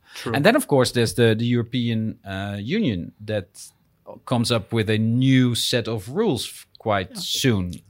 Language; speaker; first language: English; non-native, fluent; Dutch